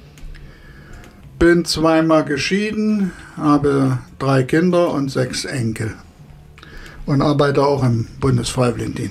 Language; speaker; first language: German; native; German